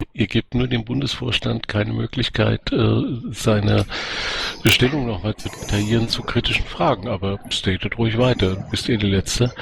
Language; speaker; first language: German; native; German